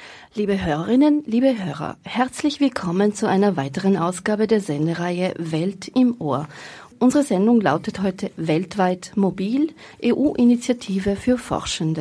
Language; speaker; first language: German; native; German